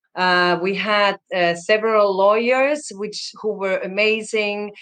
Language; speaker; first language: English; non-native, fluent; Finnish